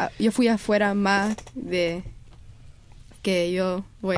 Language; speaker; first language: Spanish; early bilingual, heritage; Spanish